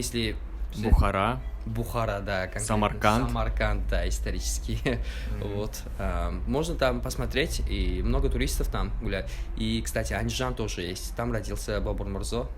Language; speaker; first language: Russian; non-native, local second language; Uzbek